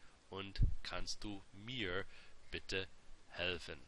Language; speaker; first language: German; non-native, fluent; English